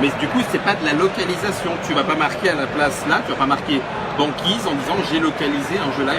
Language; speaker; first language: French; native; French